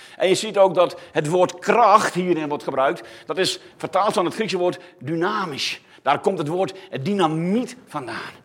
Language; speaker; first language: Dutch; native; Dutch